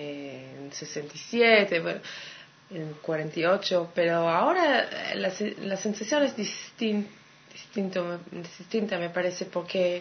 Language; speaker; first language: Spanish; non-native, fluent; Hebrew